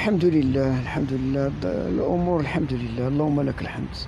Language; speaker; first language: Arabic; native; Arabic